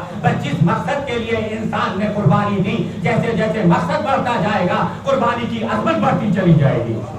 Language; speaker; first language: Urdu; native; Urdu